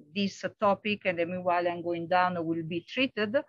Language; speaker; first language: English; non-native, fluent; Italian